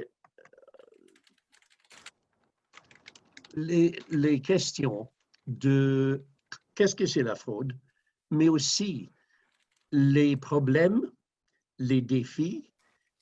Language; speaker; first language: French; non-native, fluent; English